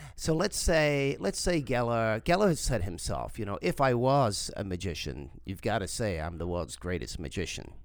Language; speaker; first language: English; native; English